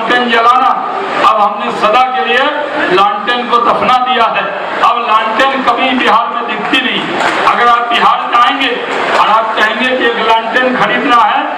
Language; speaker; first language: Hindi; native; Hindi